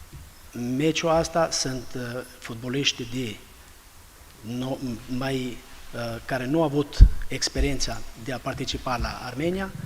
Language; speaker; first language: Romanian; non-native, fluent; Albanian